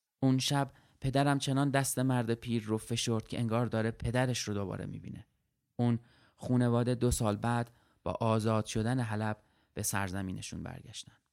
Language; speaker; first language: Persian; early bilingual, other home language; Arabic